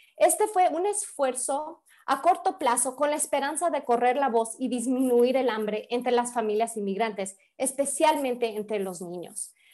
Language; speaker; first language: Spanish; early bilingual, heritage; Spanish